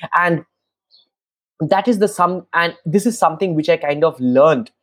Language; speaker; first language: English; non-native, local second language; Bangla